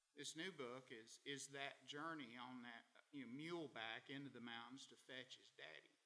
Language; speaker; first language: English; native; English